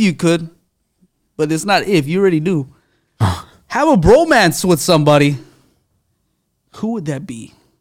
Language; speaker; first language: English; early bilingual, other home language; Spanish